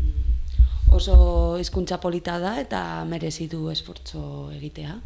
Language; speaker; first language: Basque; non-native, local second language; Spanish